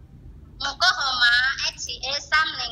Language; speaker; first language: Chinese; non-native, learner; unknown